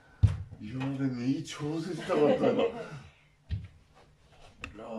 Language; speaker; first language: Japanese; native; Japanese